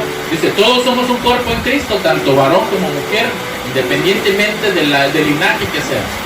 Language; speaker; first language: Spanish; native; Spanish